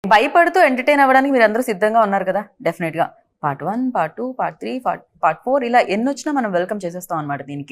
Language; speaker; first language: Telugu; native; Telugu